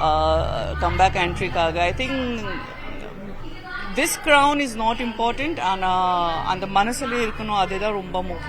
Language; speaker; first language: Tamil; non-native, fluent; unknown